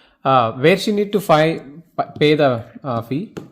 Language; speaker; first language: English; non-native, local second language; Telugu